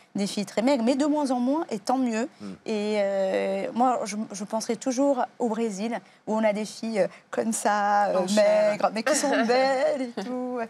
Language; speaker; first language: French; native; French